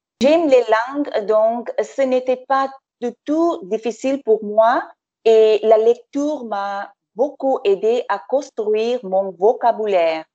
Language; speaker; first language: French; non-native, fluent; English